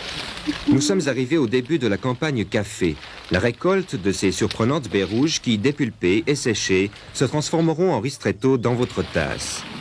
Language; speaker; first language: French; native; French